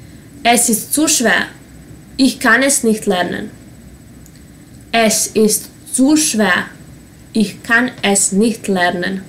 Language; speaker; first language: German; non-native, fluent; Serbian